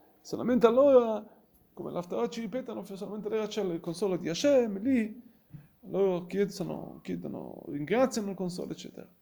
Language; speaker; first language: Italian; non-native, fluent; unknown